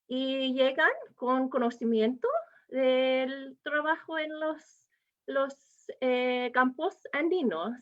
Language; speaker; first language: Spanish; non-native, fluent; English